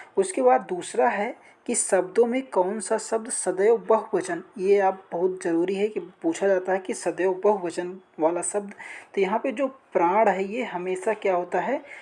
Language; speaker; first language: Hindi; native; Hindi